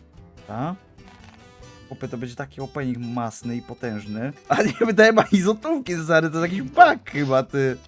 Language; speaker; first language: Polish; native; Polish